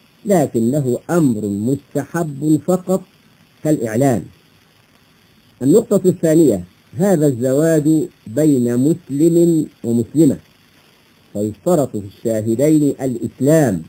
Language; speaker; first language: Arabic; native; Arabic